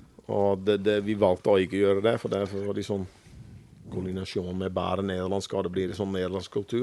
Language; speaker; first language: Norwegian; non-native, fluent; Dutch